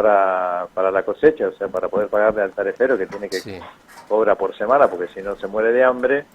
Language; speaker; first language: Spanish; native; Spanish